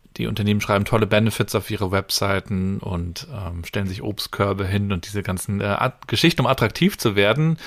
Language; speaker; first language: German; native; German